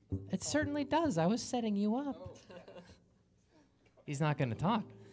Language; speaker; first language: English; native; English